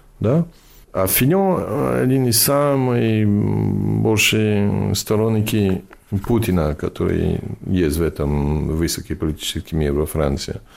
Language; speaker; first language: Russian; non-native, fluent; English